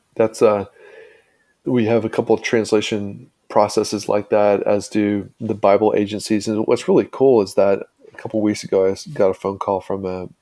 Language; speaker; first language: English; native; English